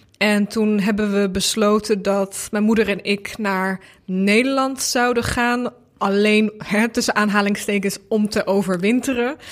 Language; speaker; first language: Dutch; early bilingual, other home language; Bosnian